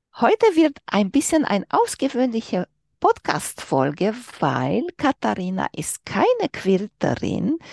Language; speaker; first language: German; non-native, learner; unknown